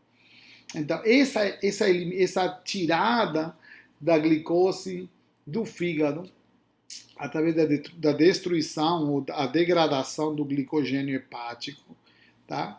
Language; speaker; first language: Portuguese; non-native, fluent; Spanish